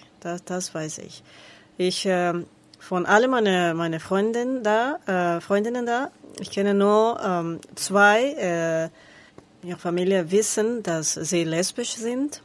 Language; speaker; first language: German; non-native, learner; Spanish